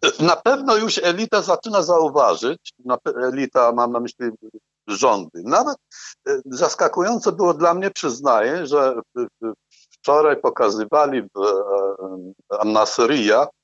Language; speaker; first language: Polish; non-native, fluent; Arabic